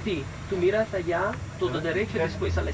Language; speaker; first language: Spanish; non-native, learner; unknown